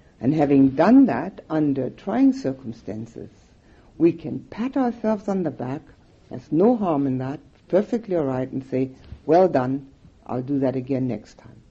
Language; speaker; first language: English; non-native, fluent; German